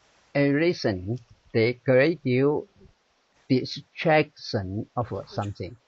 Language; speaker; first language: English; non-native, learner; Chinese